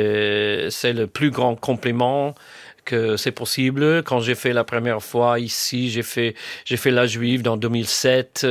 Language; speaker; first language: French; non-native, learner; English